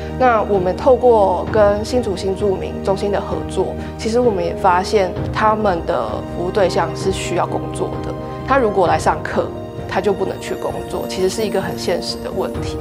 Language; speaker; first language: Chinese; native; Chinese